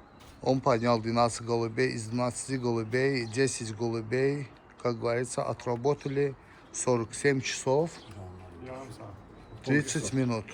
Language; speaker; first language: Russian; non-native, local second language; Azerbaijani